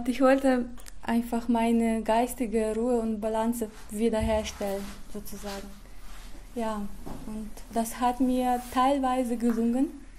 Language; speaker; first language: German; non-native, fluent; Russian